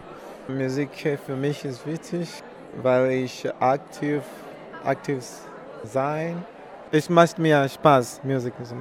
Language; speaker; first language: German; non-native, learner; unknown